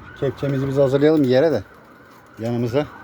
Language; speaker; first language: Turkish; native; Turkish